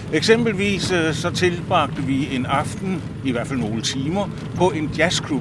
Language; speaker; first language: Danish; native; Danish